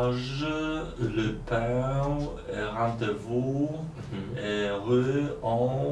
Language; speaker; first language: French; non-native, learner; Polish